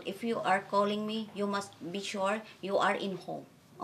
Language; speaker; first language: English; non-native, learner; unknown